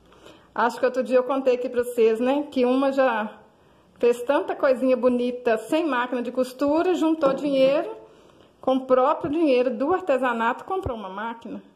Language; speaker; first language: Portuguese; native; Portuguese